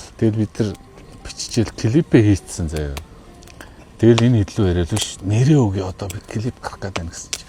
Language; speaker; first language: Mongolian; native; Mongolian